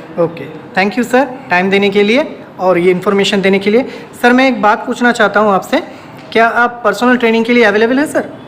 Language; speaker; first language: Hindi; non-native, local second language; Bangla